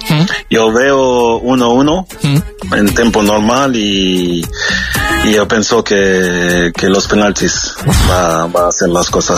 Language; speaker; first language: Spanish; non-native, fluent; French